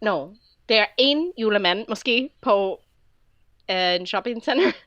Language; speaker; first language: Danish; non-native, fluent; English